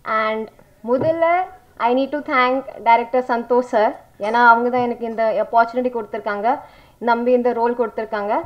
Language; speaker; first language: Tamil; non-native, fluent; Hindi